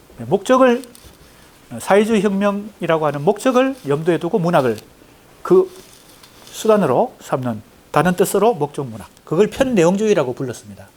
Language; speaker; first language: Korean; native; Korean